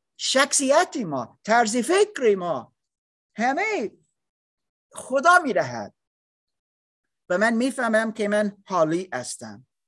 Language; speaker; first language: Persian; non-native, learner; English